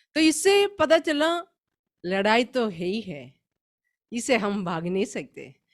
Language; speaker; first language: Hindi; non-native, local second language; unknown